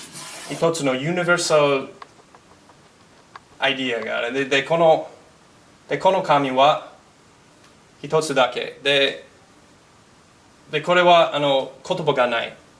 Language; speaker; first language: Japanese; non-native, fluent; English